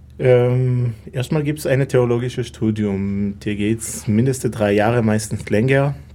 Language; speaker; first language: German; non-native, fluent; Hebrew